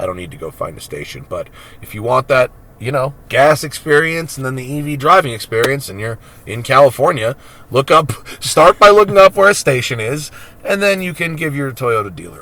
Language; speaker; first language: English; native; English